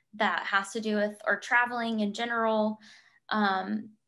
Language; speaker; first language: English; native; English